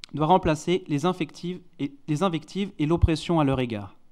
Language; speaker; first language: French; non-native, fluent; Hebrew